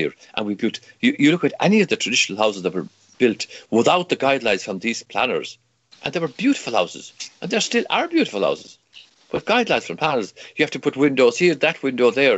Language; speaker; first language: English; non-native, local second language; Irish